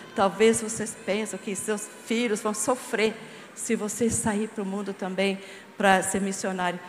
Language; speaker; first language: Portuguese; non-native, fluent; English